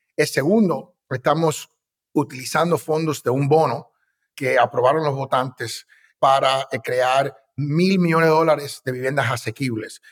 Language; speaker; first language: Spanish; early bilingual, heritage; Spanish